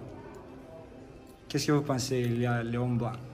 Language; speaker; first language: French; non-native, learner; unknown